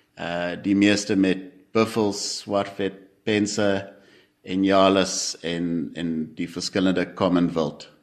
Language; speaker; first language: Afrikaans; non-native, local second language; English